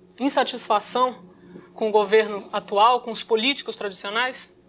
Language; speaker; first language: Portuguese; native; Portuguese